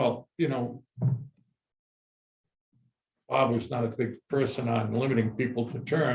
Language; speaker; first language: English; native; English